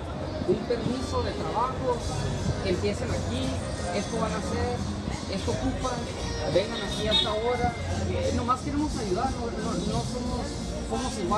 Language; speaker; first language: Spanish; early bilingual, heritage; Spanish